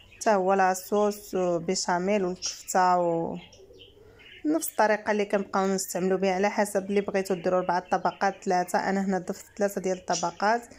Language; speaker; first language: Arabic; native; Arabic